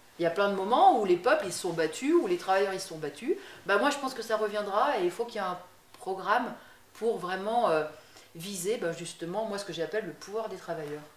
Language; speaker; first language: French; native; French